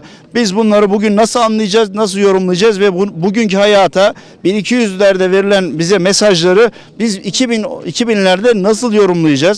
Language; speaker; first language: Turkish; native; Turkish